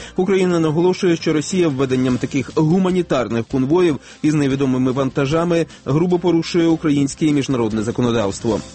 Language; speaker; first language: Ukrainian; native; Ukrainian